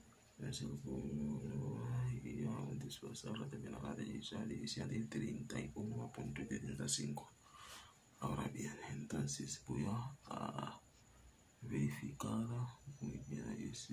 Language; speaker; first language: Spanish; non-native, learner; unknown